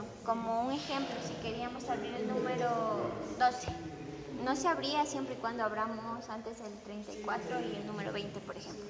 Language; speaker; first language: Spanish; native; Spanish